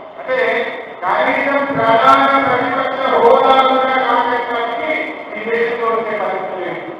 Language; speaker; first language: Telugu; native; Telugu